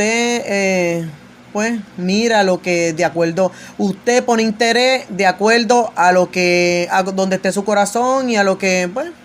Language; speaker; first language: Spanish; native; Spanish